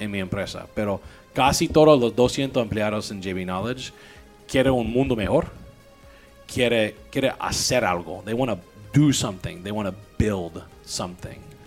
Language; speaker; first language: Spanish; non-native, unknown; English